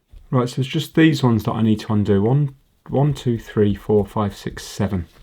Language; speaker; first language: English; native; English